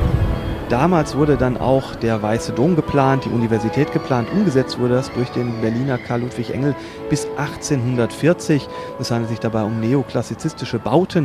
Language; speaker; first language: German; native; German